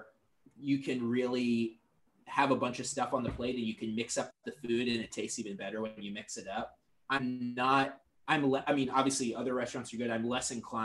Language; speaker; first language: English; native; English